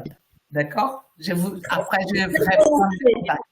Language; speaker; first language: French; non-native, fluent; Portuguese